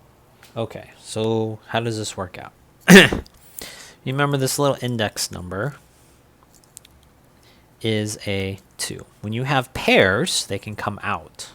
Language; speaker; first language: English; native; English